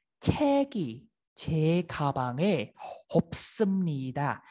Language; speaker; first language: Korean; non-native, fluent; Vietnamese